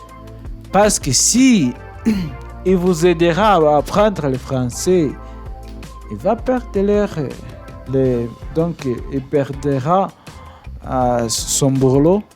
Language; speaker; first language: French; non-native, learner; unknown